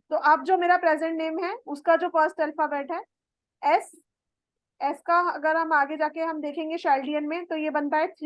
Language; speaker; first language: Hindi; native; Hindi